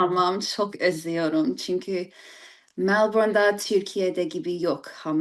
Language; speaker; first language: Turkish; early bilingual, heritage; English